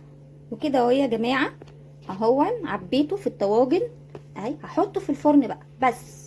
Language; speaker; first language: Arabic; native; Arabic